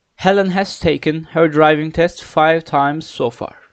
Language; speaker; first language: English; non-native, fluent; Turkish